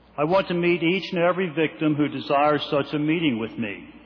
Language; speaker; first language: English; native; English